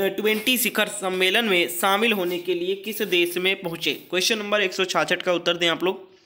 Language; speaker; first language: Hindi; native; Hindi